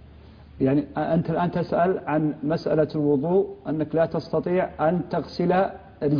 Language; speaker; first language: Arabic; native; Arabic